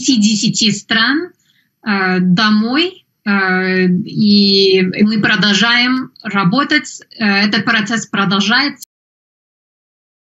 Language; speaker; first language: Russian; non-native, fluent; English